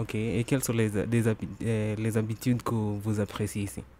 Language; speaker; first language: French; non-native, learner; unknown